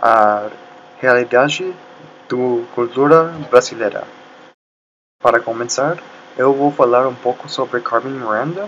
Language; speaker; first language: Portuguese; non-native, learner; Spanish